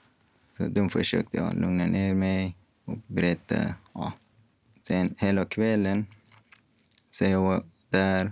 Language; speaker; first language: Swedish; non-native, fluent; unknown